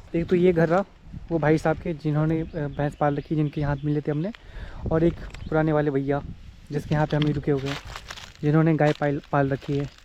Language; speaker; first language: Hindi; native; Hindi